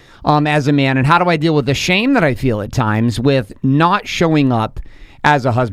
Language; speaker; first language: English; native; English